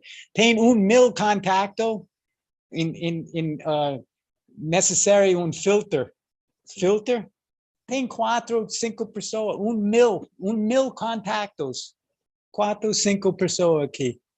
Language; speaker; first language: Portuguese; non-native, learner; English